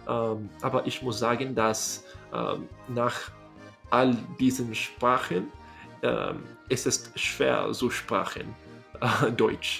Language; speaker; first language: German; non-native, learner; English